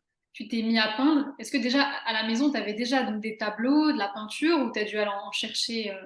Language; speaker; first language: French; native; French